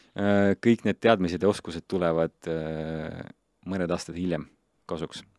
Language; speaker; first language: Estonian; non-native, local second language; Russian